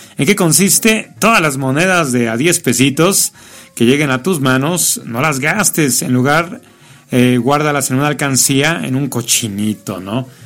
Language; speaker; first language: Spanish; native; Spanish